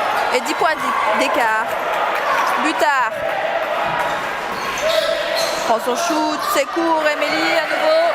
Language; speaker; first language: French; native; French